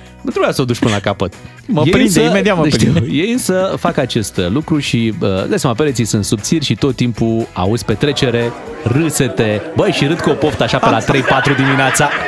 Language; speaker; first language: Romanian; native; Romanian